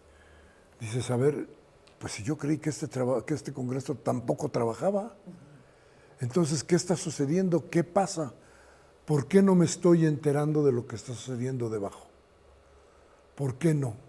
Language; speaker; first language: Spanish; native; Spanish